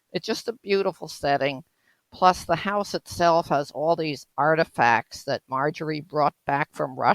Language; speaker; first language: English; native; English